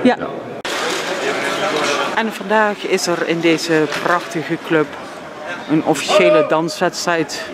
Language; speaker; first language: Dutch; native; Dutch